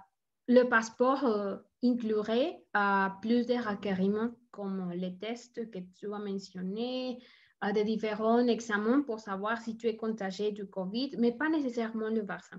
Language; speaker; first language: French; non-native, learner; Spanish